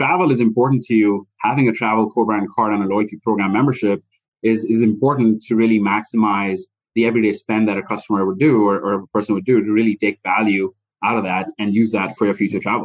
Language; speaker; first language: English; non-native, local second language; Hindi